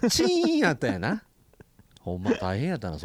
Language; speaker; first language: Japanese; native; Japanese